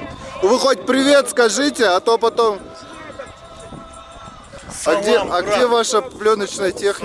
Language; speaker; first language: Russian; native; Russian